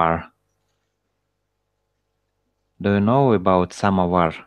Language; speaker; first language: English; non-native, learner; Russian